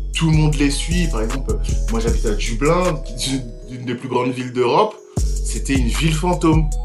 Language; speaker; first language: French; native; French